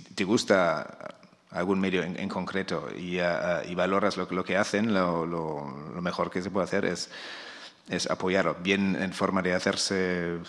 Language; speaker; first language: Spanish; non-native, fluent; German